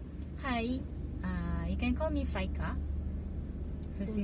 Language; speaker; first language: English; non-native, local second language; Malay